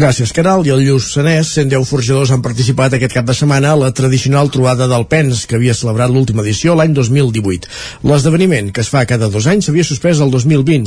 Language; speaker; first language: Catalan; native; Catalan